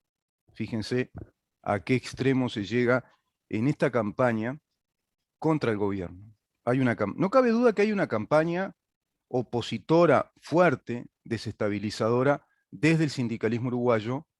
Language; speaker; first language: Spanish; native; Spanish